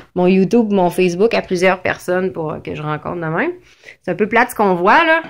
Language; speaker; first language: French; native; French